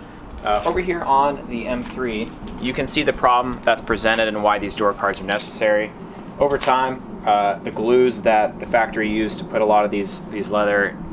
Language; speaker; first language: English; native; English